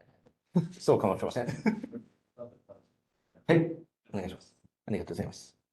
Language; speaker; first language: Japanese; non-native, fluent; English